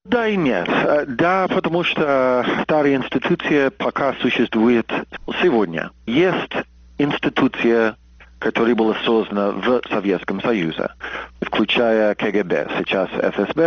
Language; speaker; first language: Russian; non-native, fluent; English